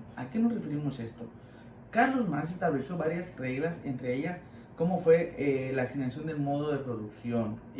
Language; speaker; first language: Spanish; native; Spanish